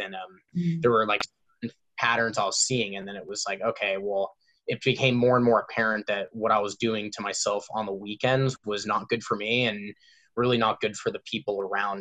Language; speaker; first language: English; native; English